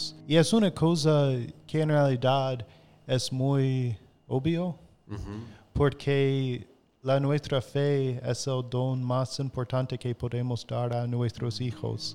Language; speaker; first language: Spanish; non-native, fluent; English